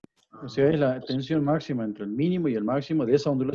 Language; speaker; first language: Spanish; native; Spanish